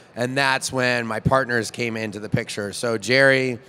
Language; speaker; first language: English; native; English